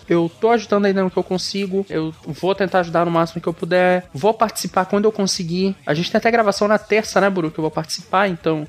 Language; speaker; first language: Portuguese; native; Portuguese